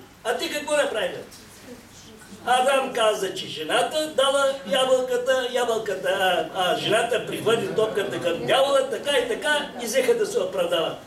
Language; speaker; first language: Bulgarian; non-native, local second language; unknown